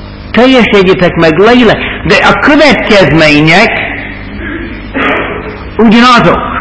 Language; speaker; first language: Hungarian; non-native, fluent; English